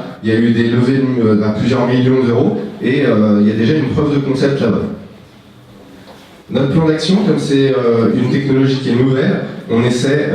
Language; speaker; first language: French; native; French